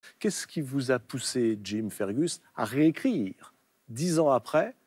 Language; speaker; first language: French; native; French